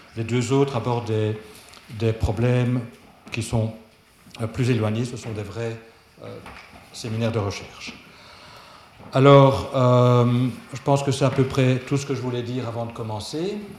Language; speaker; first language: French; native; French